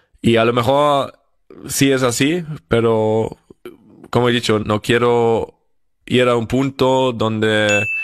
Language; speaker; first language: Spanish; non-native, fluent; German